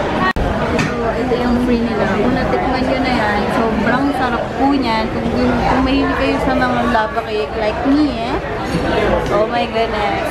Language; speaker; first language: Filipino; native; Filipino